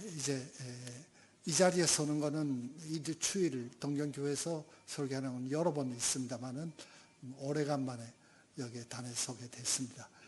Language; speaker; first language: Korean; early bilingual, heritage; Japanese